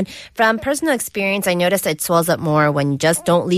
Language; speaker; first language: English; native; English